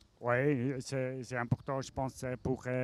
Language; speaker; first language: French; non-native, learner; German